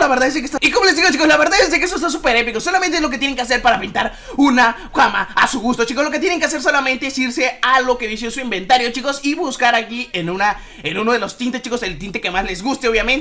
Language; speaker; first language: Spanish; native; Spanish